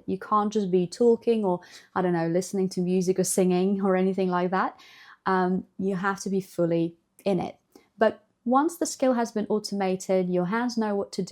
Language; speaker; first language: English; non-native, fluent; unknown